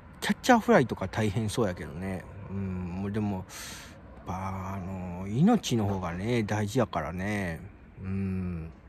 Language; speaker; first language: Japanese; native; Japanese